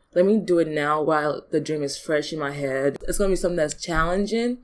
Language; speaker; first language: English; early bilingual, other home language; Yoruba